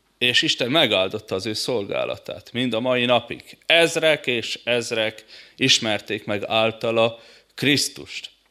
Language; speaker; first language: Hungarian; native; Hungarian